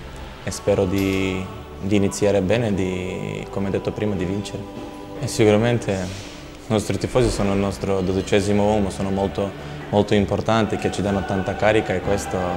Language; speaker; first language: Italian; non-native, fluent; Macedonian